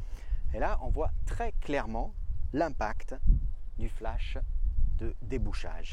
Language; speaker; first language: French; native; French